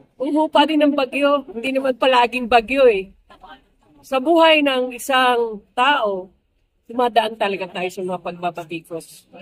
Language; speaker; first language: Filipino; non-native, local second language; Cebuano